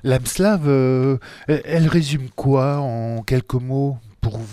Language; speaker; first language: French; native; French